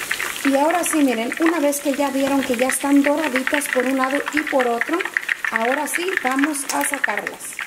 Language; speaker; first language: Spanish; native; Spanish